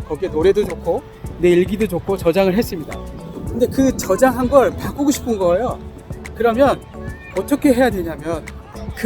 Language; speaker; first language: Korean; native; Korean